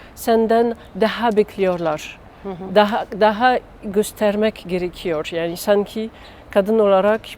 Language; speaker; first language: Turkish; non-native, learner; French